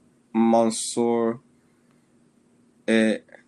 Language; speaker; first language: French; non-native, learner; English